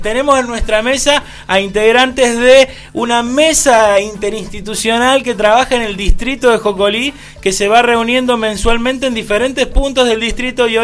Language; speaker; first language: Spanish; native; Spanish